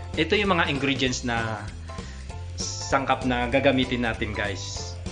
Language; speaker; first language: Filipino; non-native, local second language; Pampanga